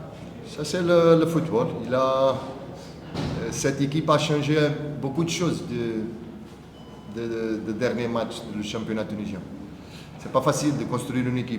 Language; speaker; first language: French; non-native, fluent; Portuguese